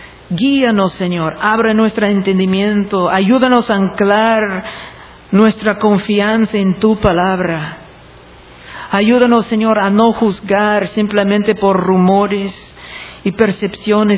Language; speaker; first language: Spanish; non-native, fluent; English